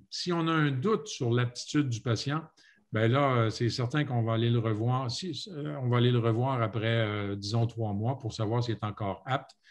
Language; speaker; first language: French; native; French